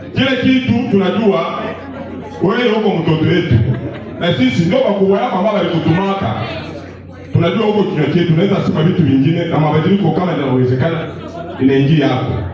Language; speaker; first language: Swahili; native; Swahili